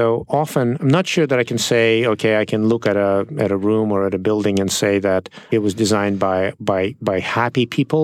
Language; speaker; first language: English; non-native, fluent; Russian